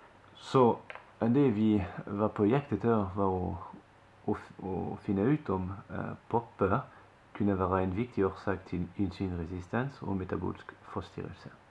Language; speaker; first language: Norwegian; non-native, fluent; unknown